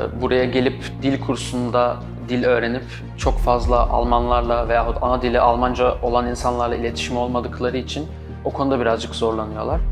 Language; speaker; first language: Turkish; native; Turkish